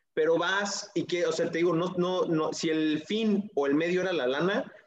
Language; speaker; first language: Spanish; native; Spanish